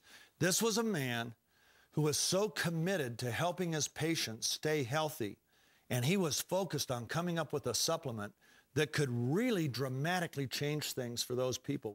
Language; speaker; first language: English; native; English